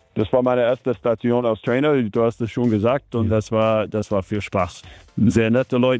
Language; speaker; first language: German; non-native, learner; English